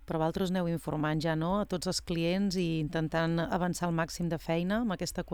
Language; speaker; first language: Catalan; native; Catalan